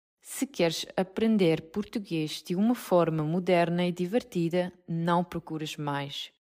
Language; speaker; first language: Portuguese; non-native, learner; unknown